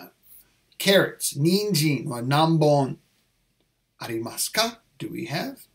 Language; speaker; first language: Japanese; non-native, learner; English